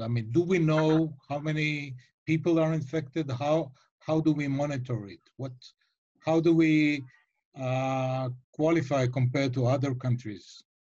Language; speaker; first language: English; non-native, fluent; Hebrew